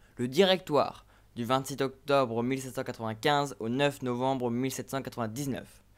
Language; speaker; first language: French; native; French